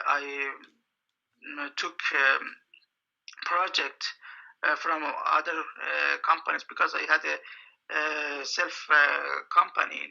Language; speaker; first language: English; non-native, fluent; Persian